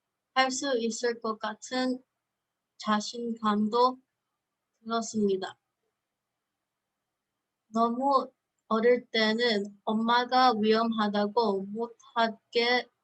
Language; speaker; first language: Korean; early bilingual, heritage; Korean